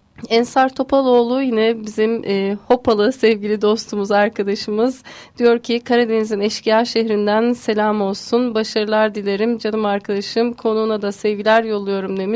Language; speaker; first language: Turkish; native; Turkish